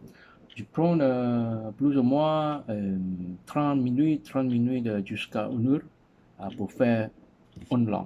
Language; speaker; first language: French; non-native, learner; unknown